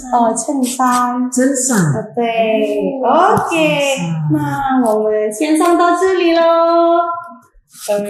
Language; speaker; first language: Chinese; non-native, fluent; Indonesian